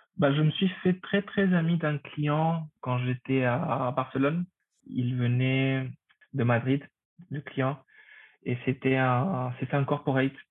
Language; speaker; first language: French; non-native, fluent; Spanish